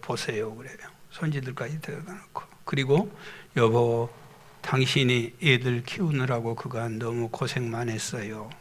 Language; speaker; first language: Korean; native; Korean